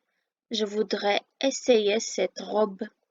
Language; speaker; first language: French; non-native, fluent; Armenian